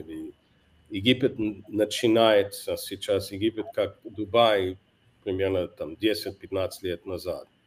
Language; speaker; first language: Russian; non-native, fluent; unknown